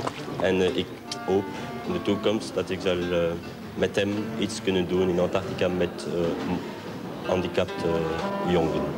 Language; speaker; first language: Dutch; non-native, learner; French